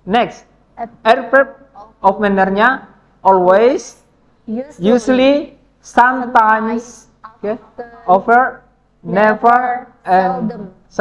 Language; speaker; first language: English; non-native, fluent; Indonesian